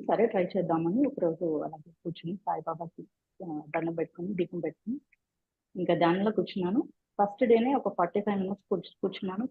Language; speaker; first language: Telugu; native; Telugu